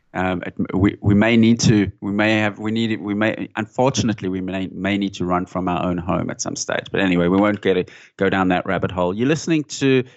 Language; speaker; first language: English; native; English